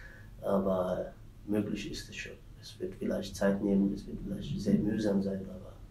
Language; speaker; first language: German; non-native, fluent; Tigrinya